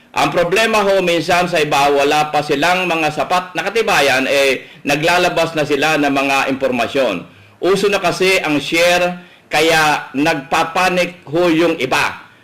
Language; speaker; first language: Filipino; native; Filipino